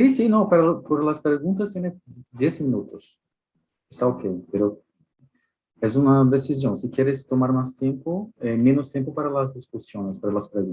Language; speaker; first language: Spanish; non-native, fluent; Portuguese